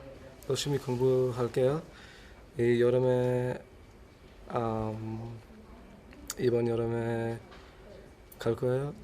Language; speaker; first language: Korean; non-native, learner; English